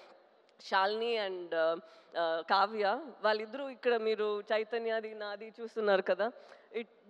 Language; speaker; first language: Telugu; non-native, local second language; Tamil